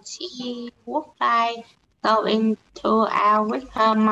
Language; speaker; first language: English; non-native, learner; Vietnamese